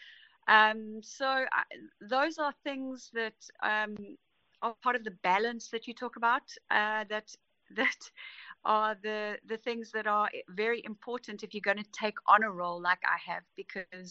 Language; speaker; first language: English; native; English